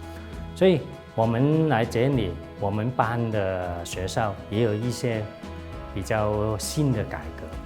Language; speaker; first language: Chinese; non-native, local second language; Cantonese